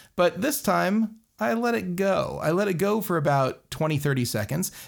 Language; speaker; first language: English; native; English